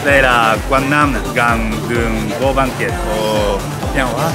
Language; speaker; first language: Vietnamese; non-native, learner; Japanese